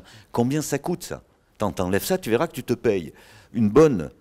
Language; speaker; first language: French; native; French